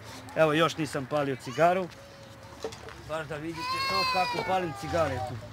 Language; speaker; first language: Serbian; non-native, local second language; Romany